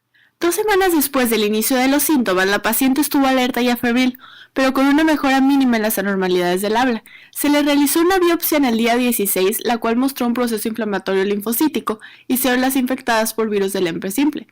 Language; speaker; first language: Spanish; native; Spanish